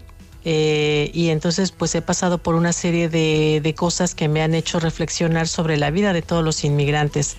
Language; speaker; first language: Spanish; native; Spanish